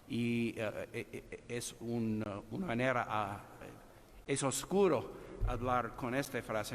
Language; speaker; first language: Spanish; non-native, fluent; English